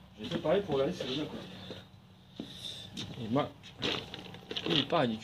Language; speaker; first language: French; native; French